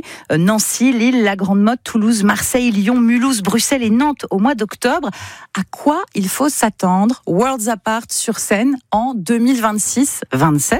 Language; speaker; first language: French; native; French